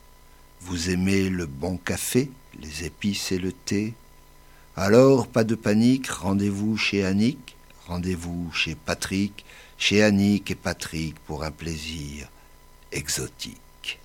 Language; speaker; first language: French; native; French